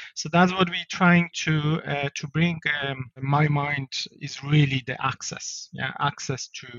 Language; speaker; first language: English; non-native, fluent; Polish